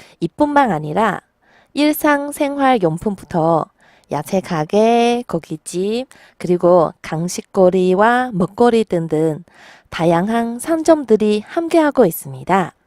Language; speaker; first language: Korean; non-native, fluent; Chinese